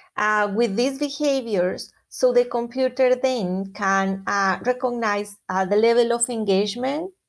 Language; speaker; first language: English; non-native, fluent; Spanish